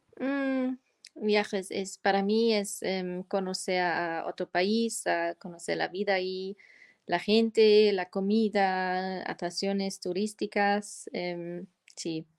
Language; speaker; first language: Spanish; non-native, fluent; German